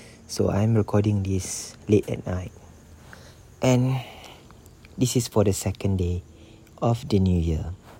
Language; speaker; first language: English; non-native, local second language; Malay